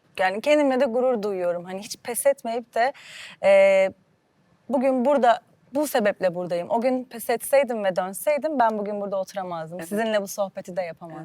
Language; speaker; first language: Turkish; early bilingual, heritage; Turkish